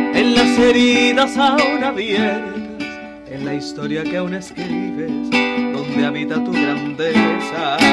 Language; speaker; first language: Spanish; native; Spanish